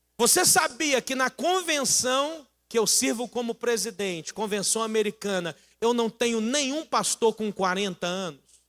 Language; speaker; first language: Portuguese; native; Portuguese